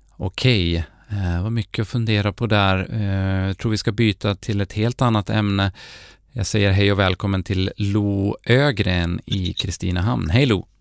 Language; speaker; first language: Swedish; native; Swedish